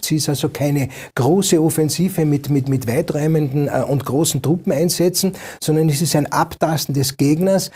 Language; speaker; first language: German; native; German